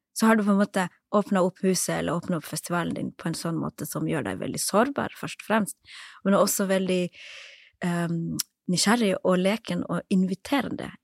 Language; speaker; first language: Norwegian; early bilingual, other home language; Somali